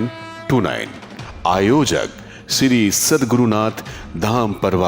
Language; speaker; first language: Hindi; native; Hindi